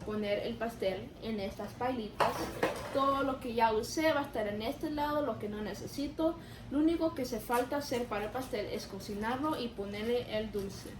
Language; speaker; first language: Spanish; early bilingual, other home language; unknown